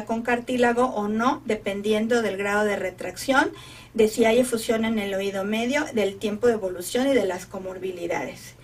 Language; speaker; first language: Spanish; native; Spanish